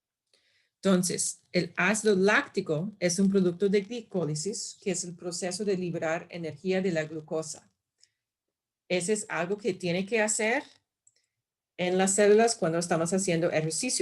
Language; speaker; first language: Spanish; non-native, fluent; English